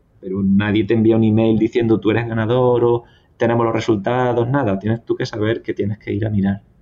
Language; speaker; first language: Spanish; native; Spanish